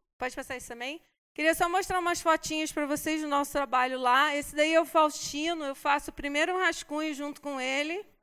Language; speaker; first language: Portuguese; native; Portuguese